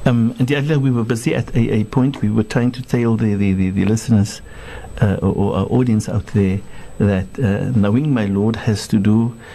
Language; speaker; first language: English; non-native, local second language; Afrikaans